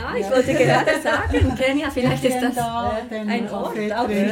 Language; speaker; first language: German; native; German